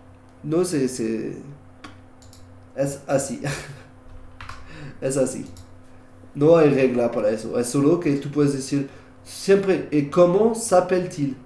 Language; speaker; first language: Spanish; non-native, learner; French